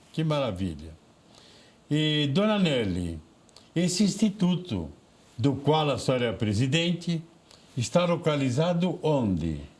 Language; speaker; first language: Portuguese; native; Portuguese